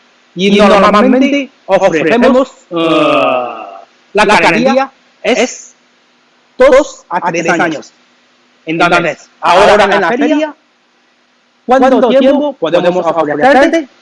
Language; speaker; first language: Spanish; non-native, learner; Chinese